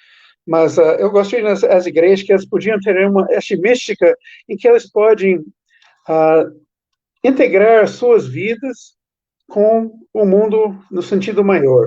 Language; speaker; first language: Portuguese; non-native, fluent; English